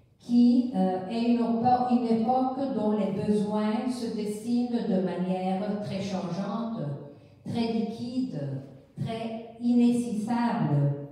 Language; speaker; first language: French; non-native, fluent; Italian